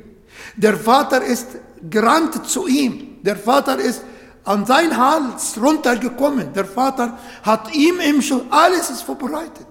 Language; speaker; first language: German; non-native, fluent; Arabic